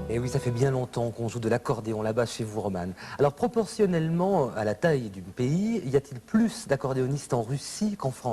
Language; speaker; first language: French; native; French